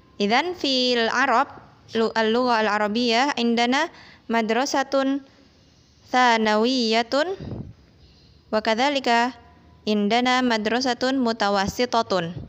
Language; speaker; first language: Arabic; non-native, fluent; Indonesian